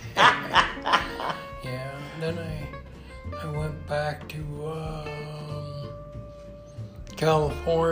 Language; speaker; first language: English; native; English